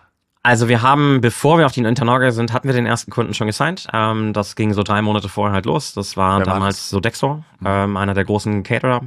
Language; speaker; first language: German; native; German